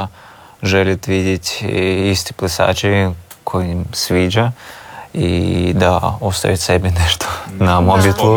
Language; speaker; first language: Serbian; non-native, learner; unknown